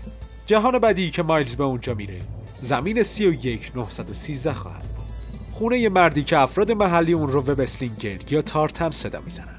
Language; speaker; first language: Persian; native; Persian